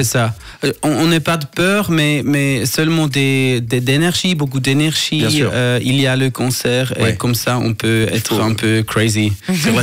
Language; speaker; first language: French; non-native, local second language; German